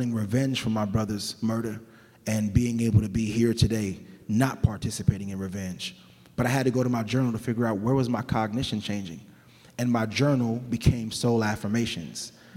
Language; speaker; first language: English; native; English